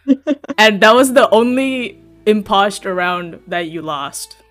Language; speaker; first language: English; early bilingual, other home language; Sinhala